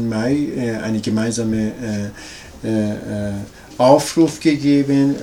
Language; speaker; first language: German; non-native, learner; Persian